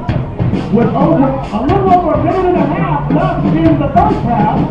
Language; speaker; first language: English; native; English